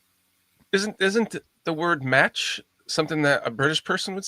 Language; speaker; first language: English; native; English